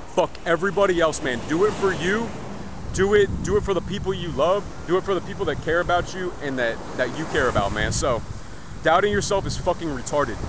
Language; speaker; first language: English; native; English